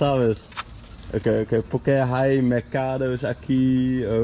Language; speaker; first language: Spanish; non-native, learner; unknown